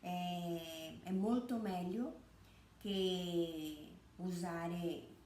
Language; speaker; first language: Italian; non-native, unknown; Portuguese